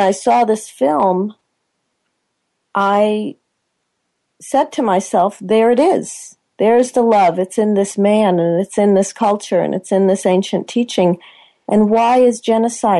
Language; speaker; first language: English; native; English